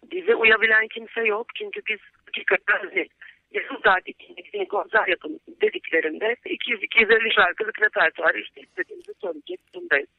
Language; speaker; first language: Turkish; native; Turkish